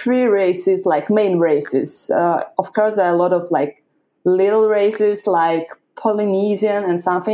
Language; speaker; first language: English; non-native, fluent; Russian